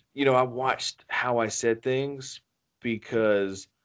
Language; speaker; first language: English; native; English